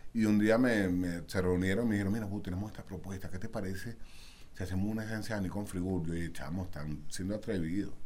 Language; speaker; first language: Spanish; native; Spanish